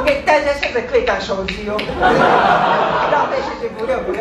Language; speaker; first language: Chinese; non-native, fluent; Japanese